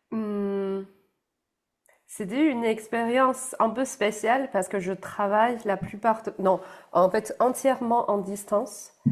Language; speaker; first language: French; non-native, fluent; Chinese